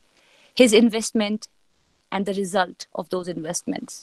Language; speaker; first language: English; non-native, local second language; Kashmiri